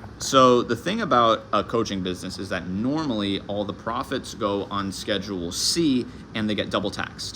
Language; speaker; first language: English; native; English